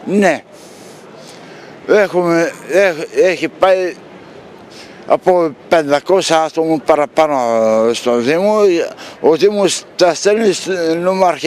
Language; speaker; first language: Greek; non-native, local second language; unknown